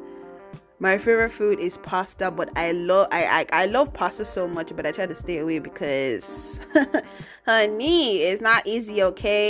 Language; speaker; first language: English; non-native, local second language; Igbo